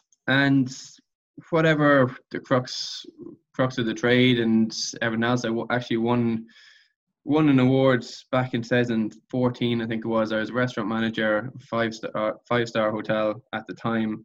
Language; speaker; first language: English; native; English